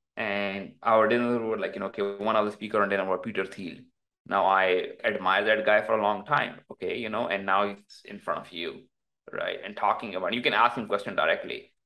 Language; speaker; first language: English; non-native, local second language; Urdu